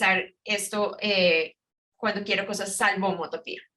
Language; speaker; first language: Spanish; native; Spanish